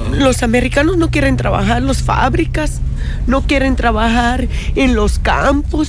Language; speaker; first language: Spanish; early bilingual, heritage; Spanish